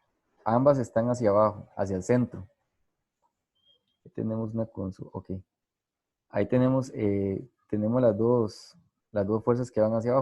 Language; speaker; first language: Spanish; native; Spanish